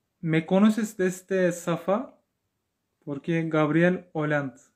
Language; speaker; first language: Spanish; non-native, learner; Turkish